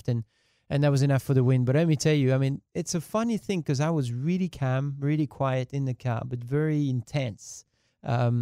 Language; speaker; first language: English; non-native, fluent; French